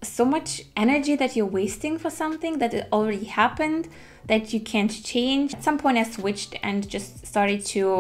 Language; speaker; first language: English; non-native, fluent; German